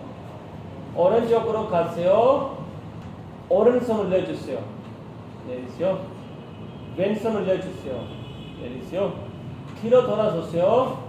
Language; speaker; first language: Korean; non-native, learner; Urdu